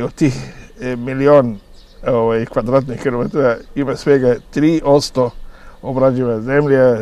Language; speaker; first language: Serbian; non-native, fluent; Arabic